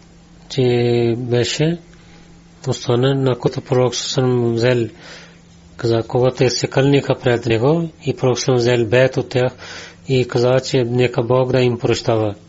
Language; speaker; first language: Bulgarian; non-native, learner; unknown